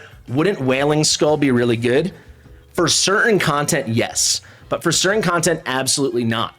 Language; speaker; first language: English; native; English